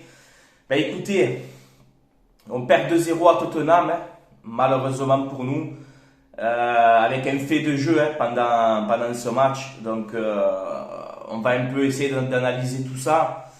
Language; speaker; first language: French; native; French